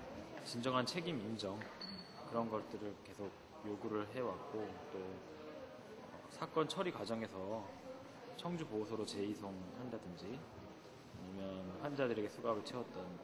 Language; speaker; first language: Korean; native; Korean